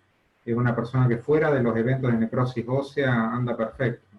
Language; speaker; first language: Spanish; native; Spanish